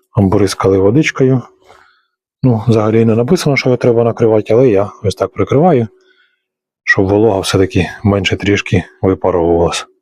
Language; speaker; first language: Ukrainian; native; Ukrainian